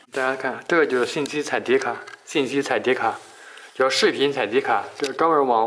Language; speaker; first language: Chinese; native; Chinese